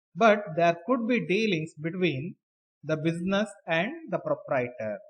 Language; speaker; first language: English; non-native, local second language; Kannada